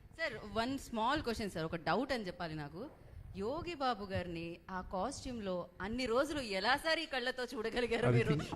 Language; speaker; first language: Telugu; native; Telugu